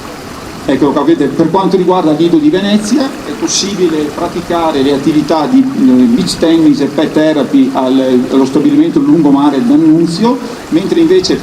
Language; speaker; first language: Italian; native; Italian